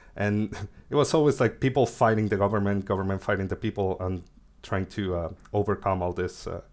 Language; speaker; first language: English; early bilingual, other home language; Spanish